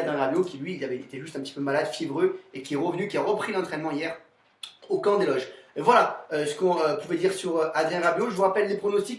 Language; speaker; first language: French; native; French